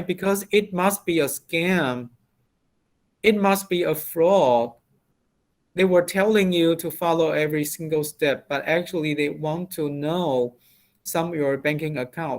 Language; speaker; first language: English; non-native, fluent; Chinese